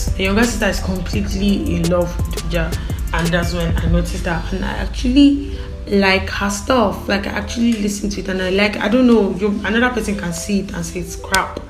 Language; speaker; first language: English; non-native, local second language; Igbo